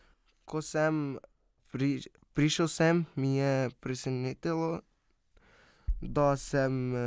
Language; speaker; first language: Slovenian; non-native, learner; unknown